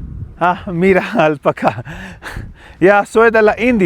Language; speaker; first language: Spanish; non-native, learner; Hindi